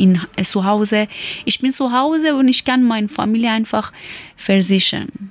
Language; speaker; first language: German; non-native, learner; Persian